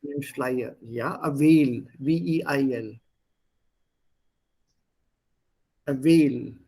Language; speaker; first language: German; non-native, fluent; Hindi